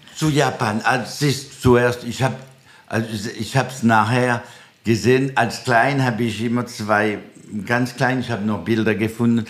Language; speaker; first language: German; non-native, local second language; French